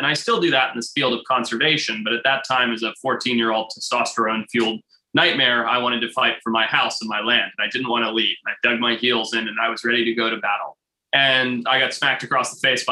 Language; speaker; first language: English; native; English